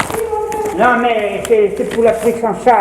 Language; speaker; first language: French; native; French